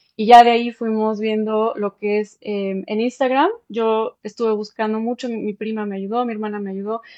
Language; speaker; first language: Spanish; early bilingual, heritage; Spanish